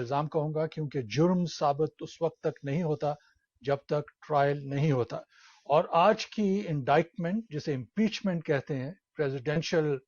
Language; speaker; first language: Urdu; native; Urdu